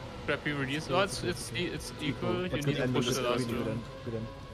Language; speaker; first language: English; non-native, fluent; German